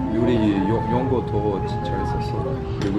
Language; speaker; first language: Korean; non-native, learner; French